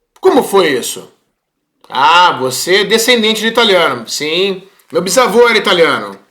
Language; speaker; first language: Portuguese; native; Portuguese